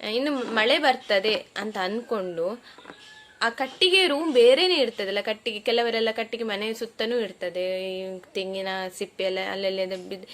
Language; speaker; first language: Kannada; non-native, local second language; Tulu